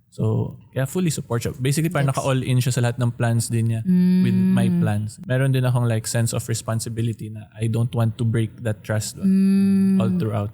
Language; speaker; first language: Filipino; non-native, local second language; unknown